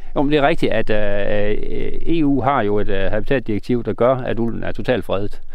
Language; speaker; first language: Danish; native; Danish